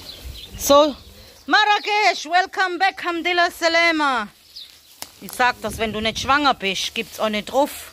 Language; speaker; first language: German; native; German